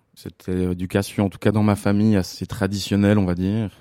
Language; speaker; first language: French; native; French